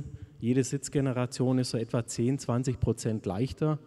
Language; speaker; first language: German; native; German